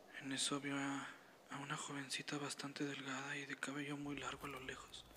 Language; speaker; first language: Spanish; native; Spanish